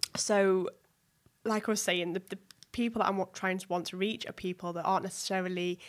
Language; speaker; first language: English; native; English